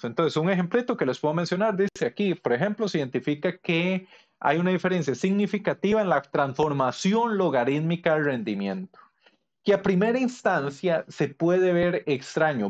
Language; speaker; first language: Spanish; native; Spanish